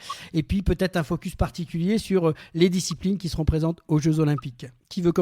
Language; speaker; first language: French; native; French